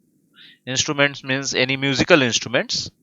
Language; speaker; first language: English; non-native, fluent; Hindi